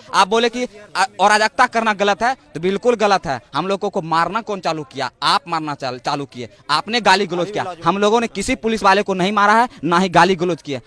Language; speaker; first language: Hindi; native; Hindi